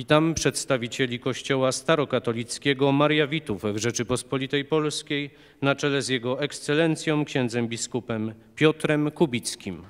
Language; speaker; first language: Polish; native; Polish